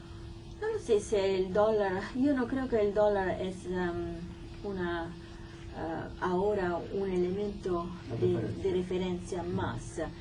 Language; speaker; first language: Spanish; non-native, fluent; Italian